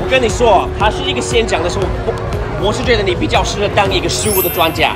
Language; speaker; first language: Chinese; non-native, learner; English